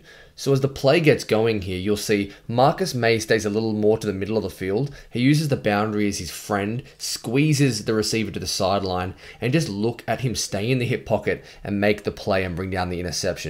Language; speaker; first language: English; native; English